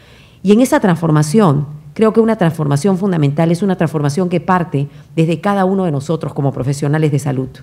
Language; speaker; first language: Spanish; native; Spanish